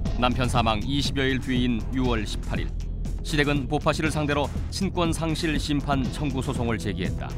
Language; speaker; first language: Korean; native; Korean